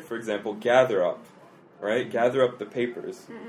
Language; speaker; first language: English; native; English